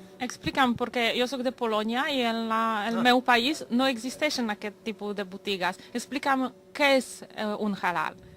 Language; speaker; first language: Catalan; non-native, fluent; Polish